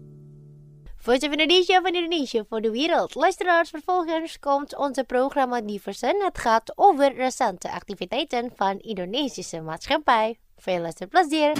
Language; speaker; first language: Dutch; non-native, fluent; Indonesian